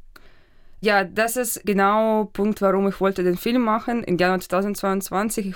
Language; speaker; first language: German; non-native, fluent; Russian